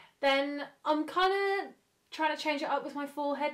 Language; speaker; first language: English; native; English